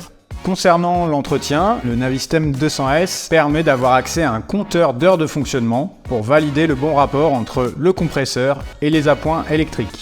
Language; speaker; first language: French; native; French